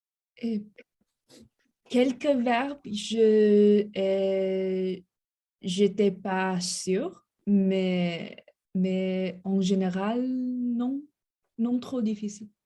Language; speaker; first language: French; non-native, learner; English